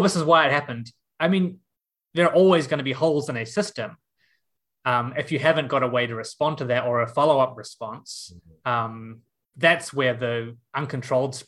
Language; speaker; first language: English; native; English